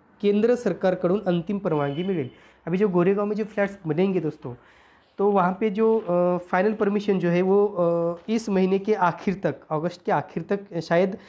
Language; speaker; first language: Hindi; non-native, local second language; Marathi